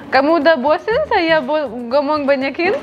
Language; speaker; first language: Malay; non-native, learner; Russian